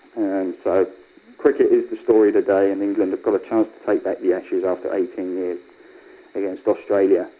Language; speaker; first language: English; native; English